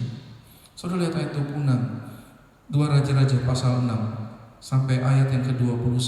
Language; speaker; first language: Indonesian; native; Indonesian